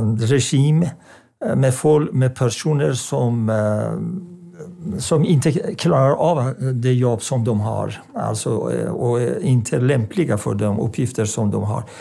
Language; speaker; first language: Swedish; non-native, fluent; Persian